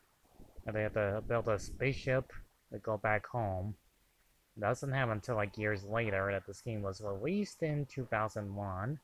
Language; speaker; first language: English; native; English